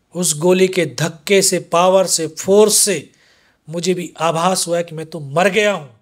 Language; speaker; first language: Hindi; native; Hindi